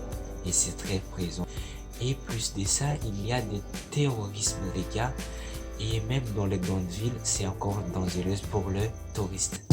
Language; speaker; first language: French; non-native, local second language; Malagasy